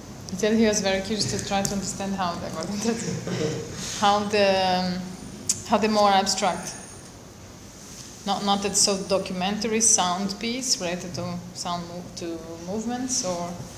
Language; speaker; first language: English; non-native, learner; Portuguese